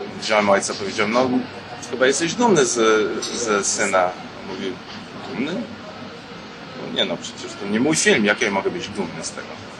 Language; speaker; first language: Polish; early bilingual, heritage; Polish